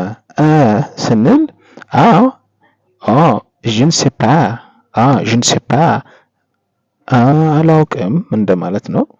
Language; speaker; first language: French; non-native, fluent; Amharic